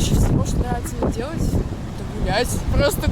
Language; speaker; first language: Russian; native; Russian